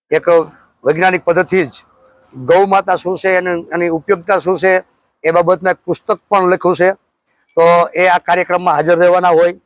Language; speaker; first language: Gujarati; native; Gujarati